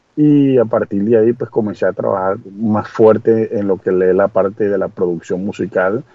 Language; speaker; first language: Spanish; native; Spanish